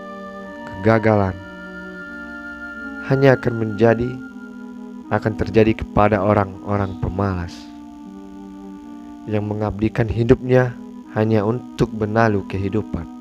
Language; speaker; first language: Indonesian; native; Indonesian